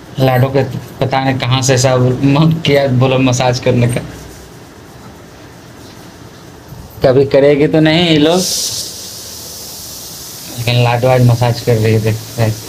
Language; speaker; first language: Hindi; native; Hindi